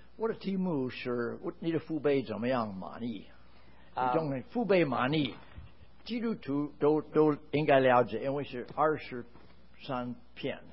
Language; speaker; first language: Chinese; non-native, fluent; English